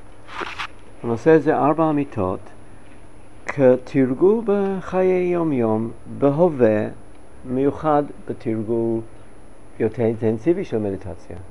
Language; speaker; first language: Hebrew; non-native, fluent; English